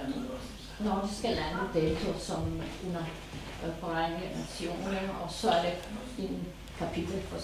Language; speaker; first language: Danish; non-native, fluent; Serbian